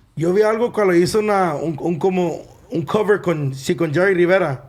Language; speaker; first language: Spanish; early bilingual, other home language; English